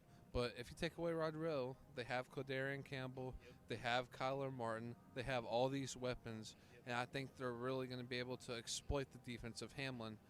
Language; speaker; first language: English; native; English